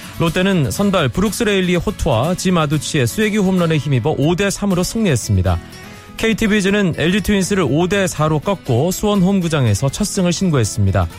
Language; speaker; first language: Korean; native; Korean